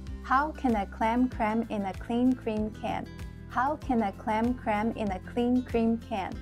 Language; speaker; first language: English; non-native, fluent; Chinese